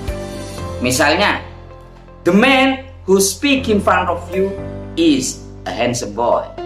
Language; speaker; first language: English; non-native, learner; Indonesian